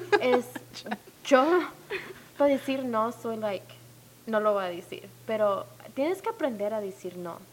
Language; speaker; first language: Spanish; early bilingual, heritage; Spanish